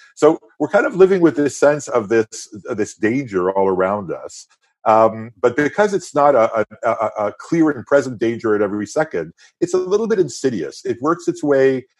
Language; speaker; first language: English; non-native, fluent; French